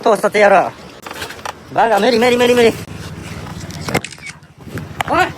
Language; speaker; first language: Japanese; native; Japanese